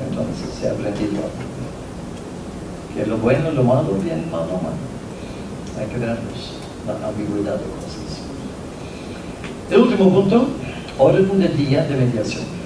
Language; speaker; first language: Spanish; non-native, fluent; Norwegian